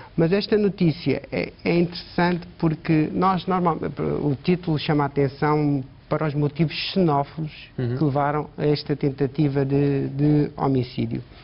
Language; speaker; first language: Portuguese; native; Portuguese